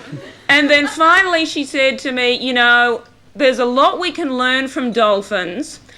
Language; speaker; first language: English; native; English